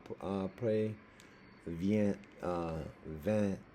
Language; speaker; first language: French; non-native, learner; English